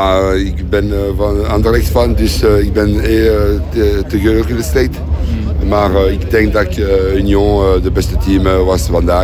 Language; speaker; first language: Dutch; non-native, local second language; French